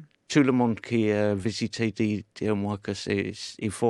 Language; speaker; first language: French; non-native, fluent; English